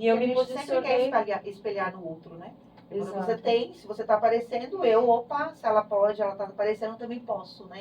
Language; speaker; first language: Portuguese; native; Portuguese